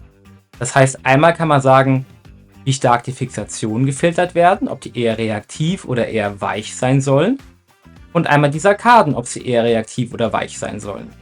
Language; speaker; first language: German; native; German